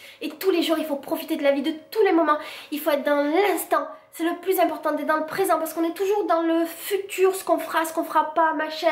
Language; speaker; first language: French; native; French